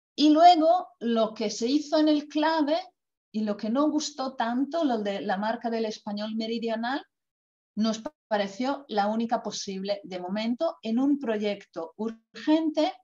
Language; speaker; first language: Spanish; non-native, fluent; Croatian